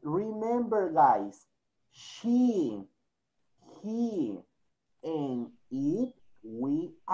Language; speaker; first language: English; non-native, fluent; Spanish